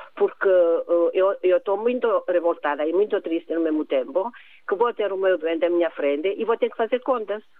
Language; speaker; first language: Portuguese; non-native, fluent; Greek